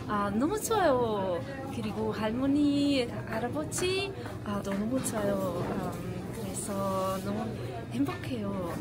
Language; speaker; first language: Korean; non-native, learner; German